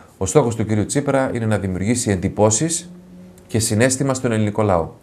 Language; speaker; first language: Greek; native; Greek